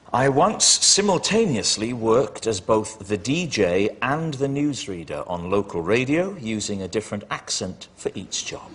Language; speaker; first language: English; native; English